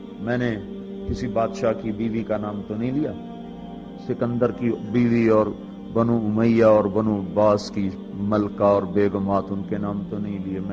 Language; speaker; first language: Urdu; non-native, local second language; Punjabi